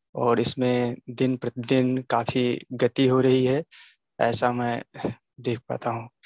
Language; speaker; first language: Hindi; native; Hindi